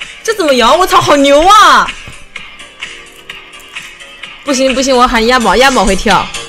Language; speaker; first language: Chinese; native; Chinese